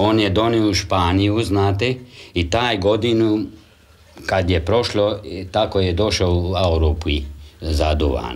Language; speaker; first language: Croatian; non-native, local second language; Hungarian